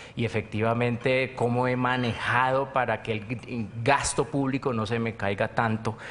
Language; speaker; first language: Spanish; native; Spanish